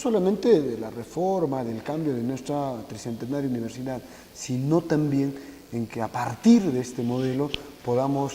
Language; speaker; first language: Spanish; native; Spanish